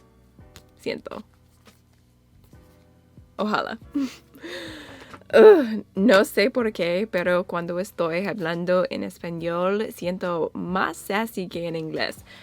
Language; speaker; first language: Spanish; non-native, learner; English